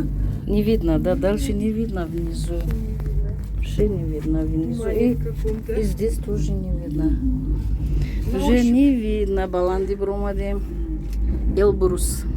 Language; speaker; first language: Russian; non-native, local second language; Tajik